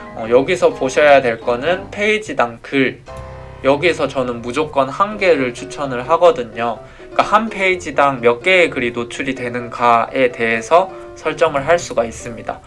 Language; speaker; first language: Korean; native; Korean